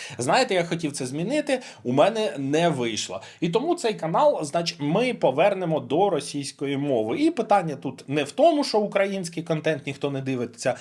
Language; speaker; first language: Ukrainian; non-native, local second language; Russian